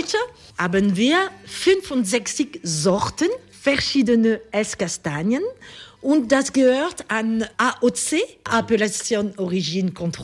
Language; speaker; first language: German; non-native, learner; French